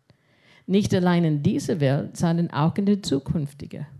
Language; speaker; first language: German; non-native, fluent; English